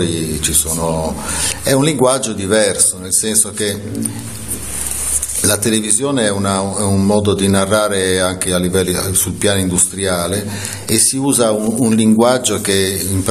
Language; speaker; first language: Italian; native; Italian